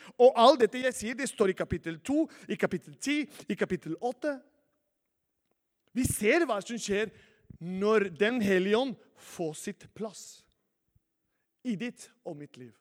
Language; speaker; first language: Norwegian; non-native, fluent; Spanish